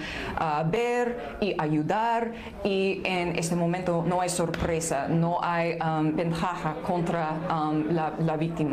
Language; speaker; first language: Spanish; non-native, fluent; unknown